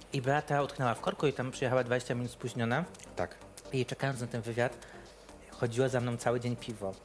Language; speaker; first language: Polish; native; Polish